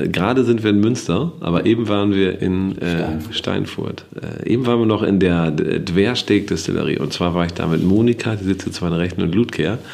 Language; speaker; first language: German; native; German